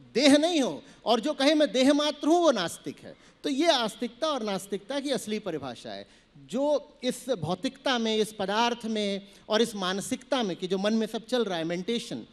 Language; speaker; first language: Hindi; native; Hindi